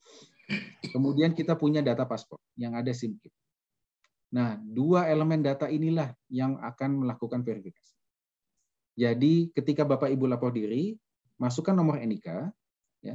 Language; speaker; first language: Indonesian; native; Indonesian